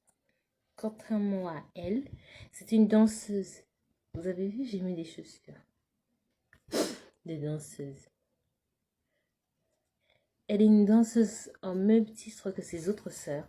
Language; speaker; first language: French; native; French